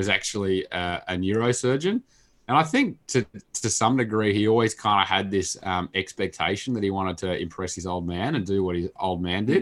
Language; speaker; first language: English; native; English